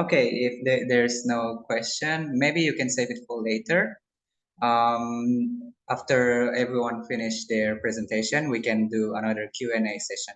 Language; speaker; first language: English; non-native, local second language; Indonesian